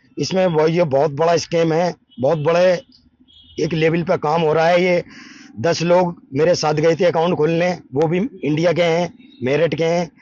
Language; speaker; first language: Hindi; native; Hindi